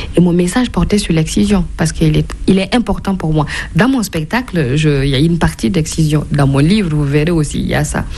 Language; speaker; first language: French; non-native, local second language; Mossi